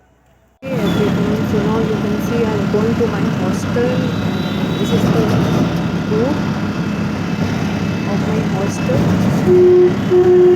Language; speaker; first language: English; non-native, local second language; Hindi